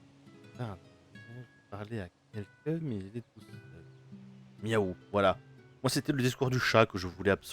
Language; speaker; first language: French; native; French